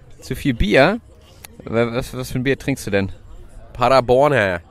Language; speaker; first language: German; native; German